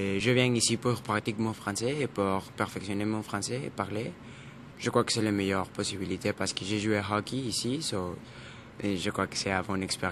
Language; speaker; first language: French; non-native, learner; Spanish